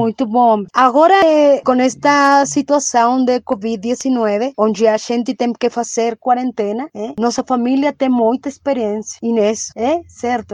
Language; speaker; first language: Portuguese; non-native, fluent; Spanish